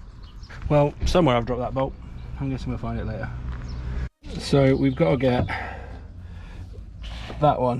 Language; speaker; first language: English; native; English